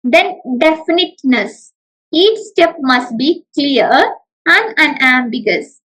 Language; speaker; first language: English; non-native, local second language; Malayalam